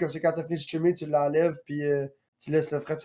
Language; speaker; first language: French; native; French